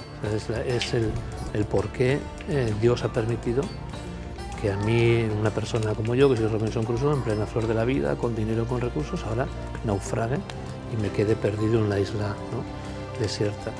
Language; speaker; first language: Spanish; native; Spanish